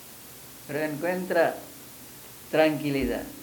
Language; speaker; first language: Spanish; non-native, fluent; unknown